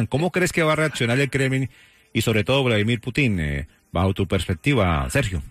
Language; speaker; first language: Spanish; native; Spanish